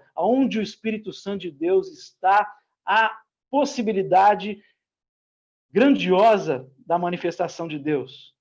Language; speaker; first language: Portuguese; native; Portuguese